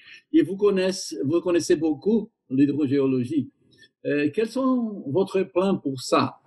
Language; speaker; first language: French; non-native, learner; Portuguese